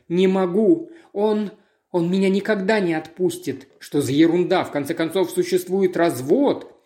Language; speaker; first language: Russian; native; Russian